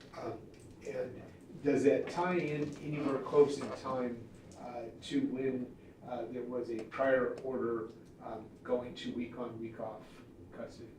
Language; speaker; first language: English; native; English